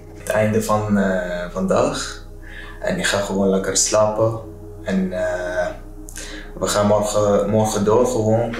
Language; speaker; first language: Dutch; non-native, learner; Arabic